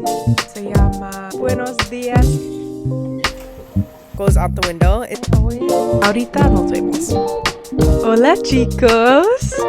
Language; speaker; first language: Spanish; non-native, learner; English